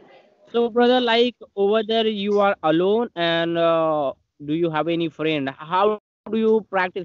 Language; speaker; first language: English; non-native, learner; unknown